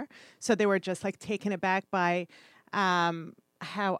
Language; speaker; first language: English; native; English